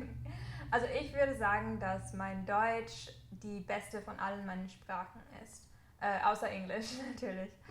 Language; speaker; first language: German; non-native, fluent; English